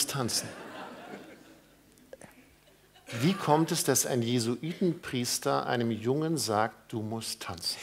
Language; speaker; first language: German; native; German